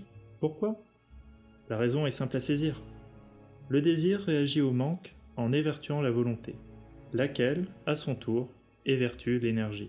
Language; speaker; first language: French; native; French